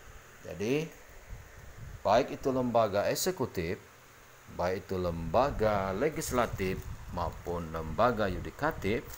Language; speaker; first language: Indonesian; native; Indonesian